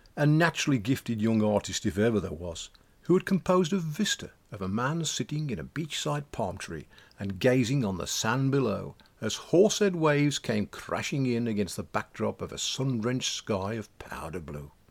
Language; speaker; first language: English; native; English